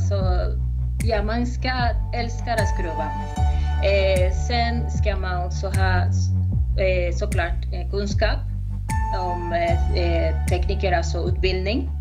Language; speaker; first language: Swedish; non-native, fluent; Spanish